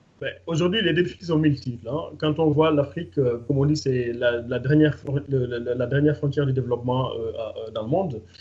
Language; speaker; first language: French; non-native, local second language; Fula